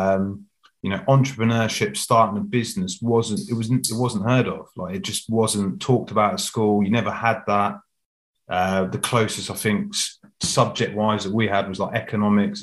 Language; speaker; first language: English; native; English